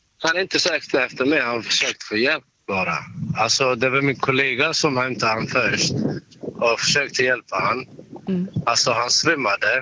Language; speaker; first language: Swedish; non-native, learner; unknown